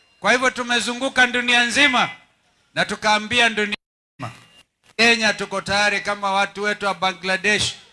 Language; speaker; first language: Swahili; non-native, local second language; Kamba